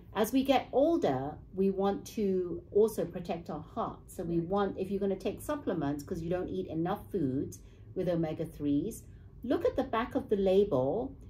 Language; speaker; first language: English; native; English